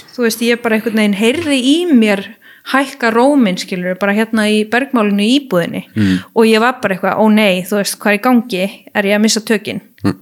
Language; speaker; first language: Icelandic; early bilingual, heritage; Icelandic